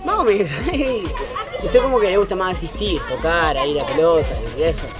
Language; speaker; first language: Spanish; native; Spanish